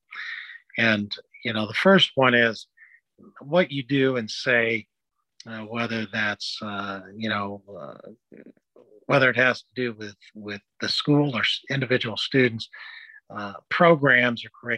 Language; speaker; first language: English; native; English